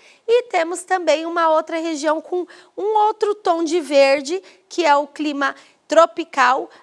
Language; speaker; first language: Portuguese; native; Portuguese